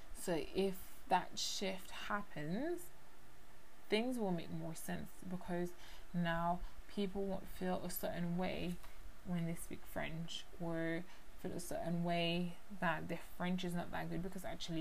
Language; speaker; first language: English; non-native, fluent; Haitian Creole